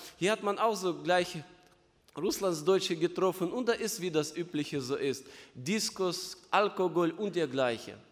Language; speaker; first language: German; non-native, fluent; Russian